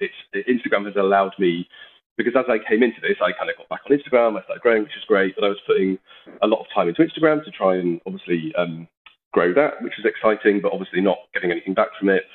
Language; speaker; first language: English; native; English